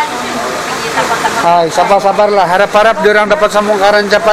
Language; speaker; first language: Malay; native; Malay